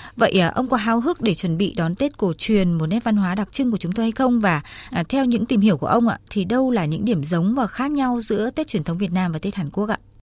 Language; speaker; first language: Vietnamese; native; Vietnamese